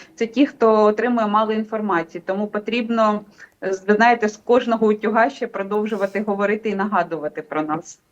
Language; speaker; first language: Ukrainian; native; Ukrainian